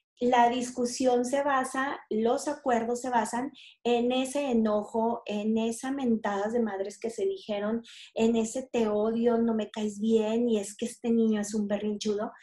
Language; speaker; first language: Spanish; native; Spanish